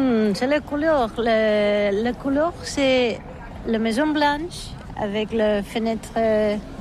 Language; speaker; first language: French; non-native, learner; Catalan